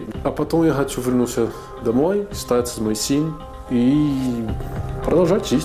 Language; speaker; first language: Russian; non-native, learner; Portuguese